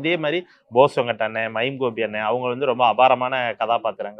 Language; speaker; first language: Tamil; native; Tamil